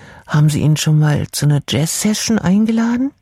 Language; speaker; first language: German; native; German